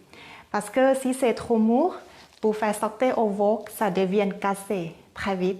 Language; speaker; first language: French; non-native, fluent; Thai